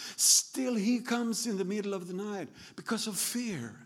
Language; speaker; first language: English; non-native, fluent; Swedish